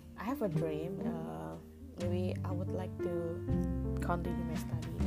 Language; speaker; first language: English; non-native, learner; Indonesian